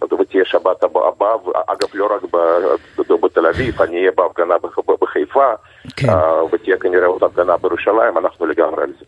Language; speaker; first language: Hebrew; early bilingual, other home language; Russian